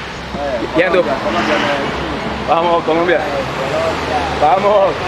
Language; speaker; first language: Spanish; non-native, learner; English